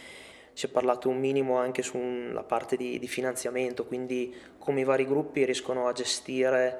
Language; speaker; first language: Italian; native; Italian